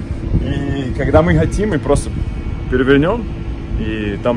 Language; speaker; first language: Russian; non-native, fluent; Portuguese